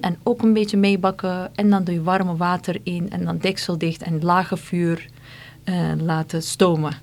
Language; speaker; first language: Dutch; non-native, fluent; Turkish